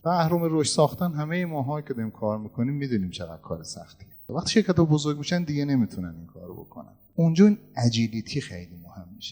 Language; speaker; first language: Persian; native; Persian